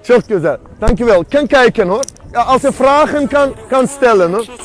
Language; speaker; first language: Dutch; non-native, fluent; Azerbaijani